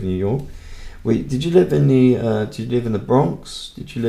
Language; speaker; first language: English; non-native, local second language; Hungarian